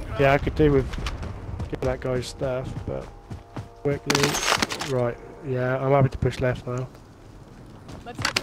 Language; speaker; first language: English; native; English